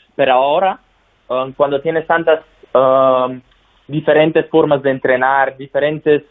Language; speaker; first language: Spanish; non-native, fluent; Slovenian